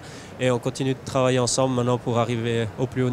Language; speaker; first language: French; native; French